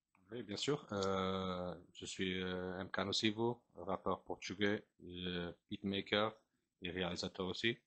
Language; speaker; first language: French; non-native, fluent; Portuguese